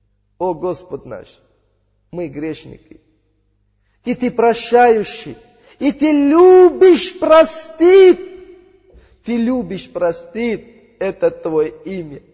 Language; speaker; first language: Russian; non-native, learner; Uzbek